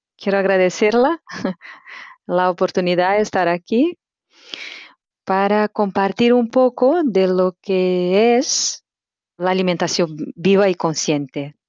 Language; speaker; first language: Spanish; non-native, fluent; Portuguese